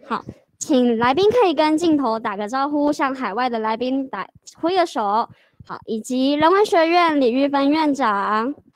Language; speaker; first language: Chinese; native; Chinese